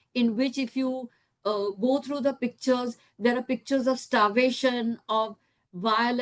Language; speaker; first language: English; non-native, local second language; Gujarati